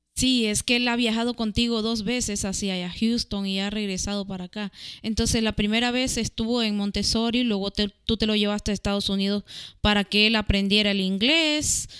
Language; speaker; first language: Spanish; native; Spanish